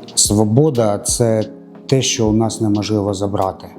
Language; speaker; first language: Ukrainian; non-native, local second language; Russian